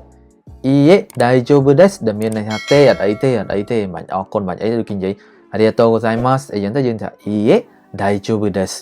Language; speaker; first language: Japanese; non-native, fluent; Khmer